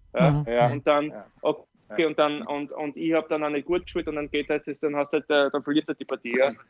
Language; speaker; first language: German; native; German